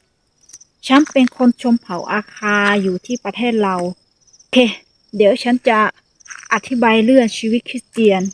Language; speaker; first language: Thai; non-native, fluent; Akha